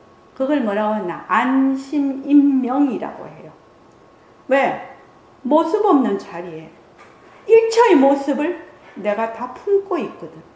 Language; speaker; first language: Korean; native; Korean